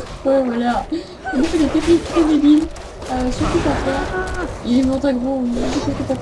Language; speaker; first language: French; native; French